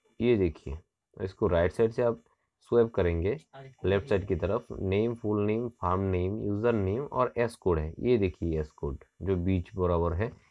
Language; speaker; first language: Hindi; non-native, local second language; Bangla